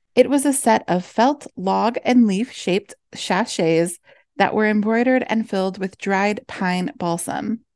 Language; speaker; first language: English; native; English